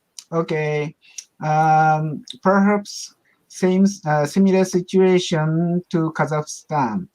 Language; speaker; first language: English; non-native, learner; Japanese